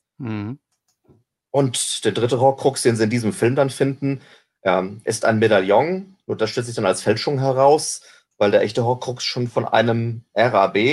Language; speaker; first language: German; native; German